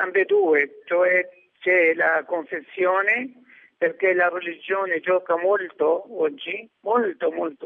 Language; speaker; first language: Italian; non-native, fluent; Arabic